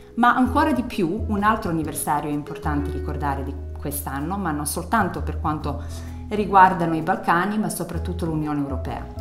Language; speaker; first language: Italian; non-native, fluent; Serbian